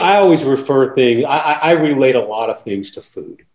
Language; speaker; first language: English; native; English